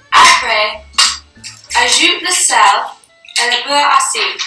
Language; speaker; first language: French; non-native, learner; English